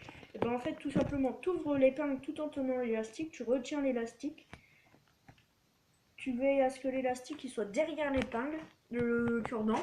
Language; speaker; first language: French; native; French